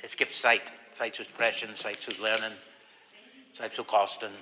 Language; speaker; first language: German; non-native, learner; English